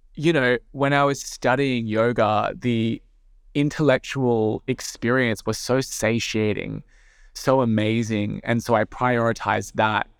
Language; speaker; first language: English; native; English